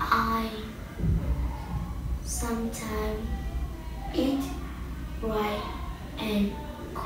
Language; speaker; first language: English; non-native, learner; Vietnamese